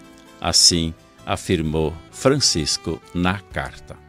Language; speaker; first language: Portuguese; native; Portuguese